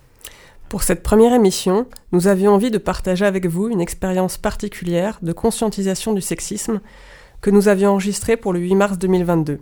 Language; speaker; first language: French; native; French